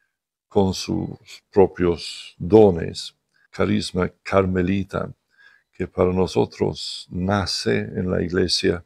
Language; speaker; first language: Spanish; non-native, fluent; English